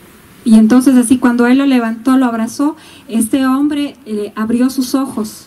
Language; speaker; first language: Spanish; native; Spanish